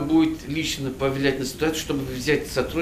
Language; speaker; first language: Russian; non-native, fluent; Turkish